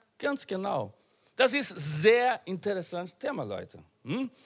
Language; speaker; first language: German; non-native, learner; Portuguese